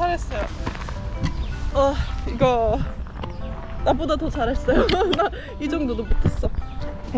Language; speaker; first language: Korean; non-native, learner; Estonian